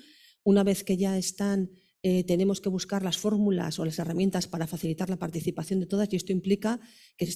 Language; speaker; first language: Spanish; native; Spanish